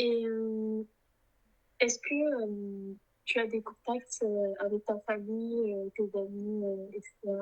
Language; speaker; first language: French; native; French